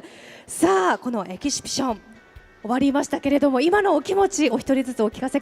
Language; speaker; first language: Japanese; native; Japanese